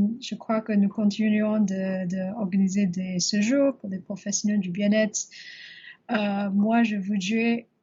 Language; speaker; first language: French; non-native, learner; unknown